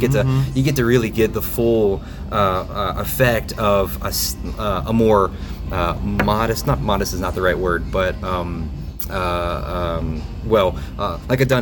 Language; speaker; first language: English; native; English